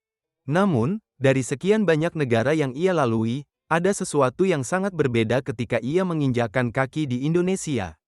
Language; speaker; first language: Indonesian; native; Indonesian